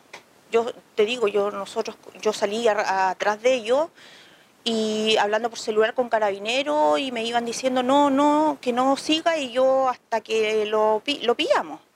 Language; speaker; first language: Spanish; native; Spanish